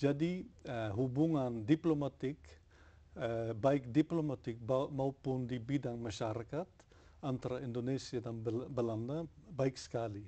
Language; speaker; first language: Indonesian; non-native, fluent; Dutch